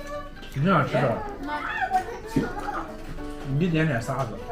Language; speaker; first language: Chinese; non-native, fluent; English